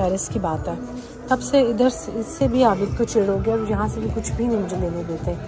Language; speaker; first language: Urdu; non-native, local second language; Punjabi